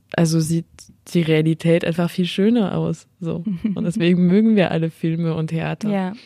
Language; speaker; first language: German; non-native, fluent; French